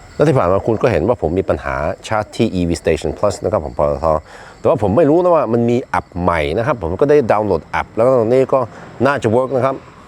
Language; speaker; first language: Thai; non-native, fluent; Norwegian